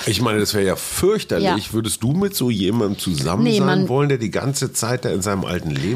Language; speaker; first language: German; native; German